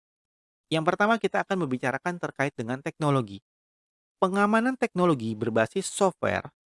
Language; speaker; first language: Indonesian; native; Indonesian